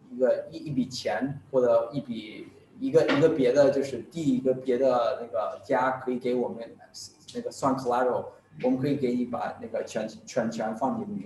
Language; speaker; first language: Chinese; non-native, fluent; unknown